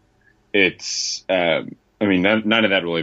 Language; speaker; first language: English; native; English